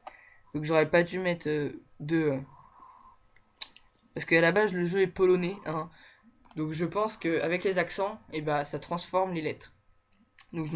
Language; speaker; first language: French; native; French